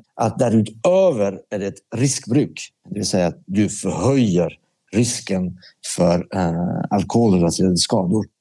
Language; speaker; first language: Swedish; early bilingual, other home language; Persian